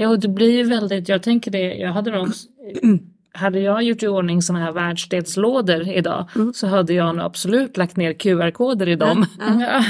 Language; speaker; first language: Swedish; native; Swedish